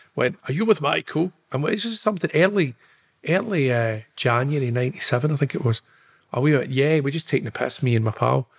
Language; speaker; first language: English; native; English